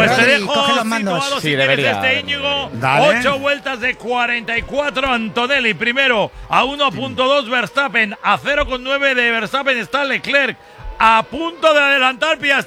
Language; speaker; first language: Spanish; native; Spanish